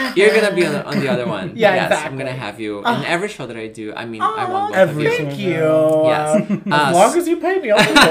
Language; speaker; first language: English; non-native, fluent; Portuguese